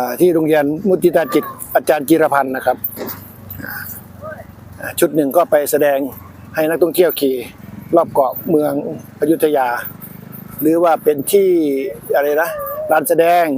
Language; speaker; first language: Thai; native; Thai